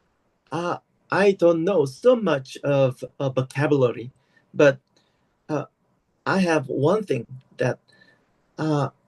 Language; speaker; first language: English; non-native, learner; Korean